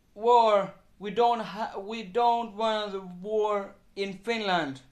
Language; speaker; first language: English; non-native, learner; Finnish